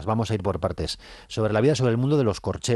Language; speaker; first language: Spanish; native; Spanish